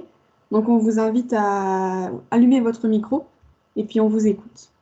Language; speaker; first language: French; native; French